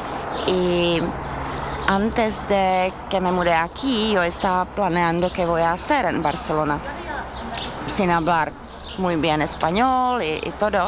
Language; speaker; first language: Spanish; non-native, fluent; Czech